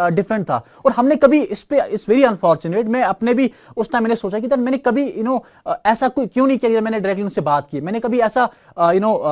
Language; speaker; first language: Hindi; non-native, local second language; Kashmiri